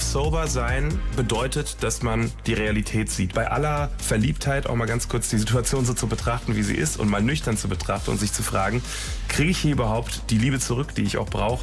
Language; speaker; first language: German; native; German